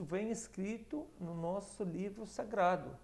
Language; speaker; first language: Portuguese; non-native, fluent; Arabic